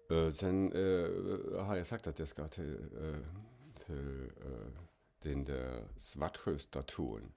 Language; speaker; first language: Swedish; non-native, fluent; German